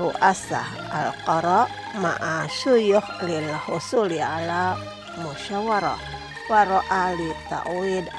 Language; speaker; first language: Arabic; non-native, fluent; Indonesian